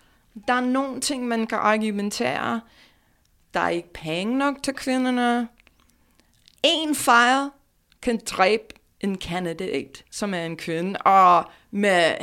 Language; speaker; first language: Danish; non-native, fluent; English